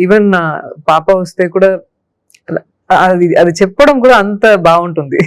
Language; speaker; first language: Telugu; non-native, learner; Tamil